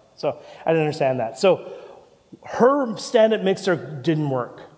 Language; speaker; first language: English; native; English